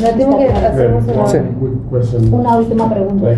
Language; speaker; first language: Spanish; non-native, learner; Greek